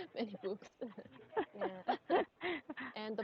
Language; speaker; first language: English; non-native, learner; Korean